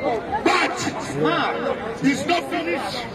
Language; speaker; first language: English; non-native, learner; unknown